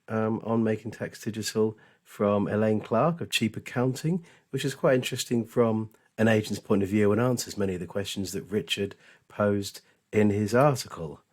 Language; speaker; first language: English; native; English